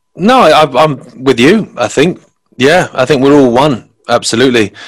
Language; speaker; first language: English; native; English